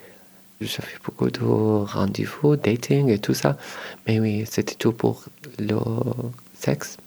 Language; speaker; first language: French; non-native, learner; Arabic